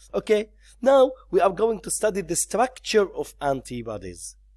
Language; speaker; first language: English; non-native, local second language; Arabic